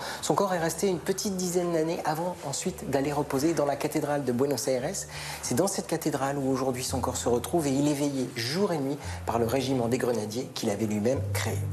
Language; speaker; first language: French; native; French